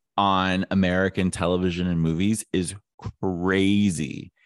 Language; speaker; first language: English; native; English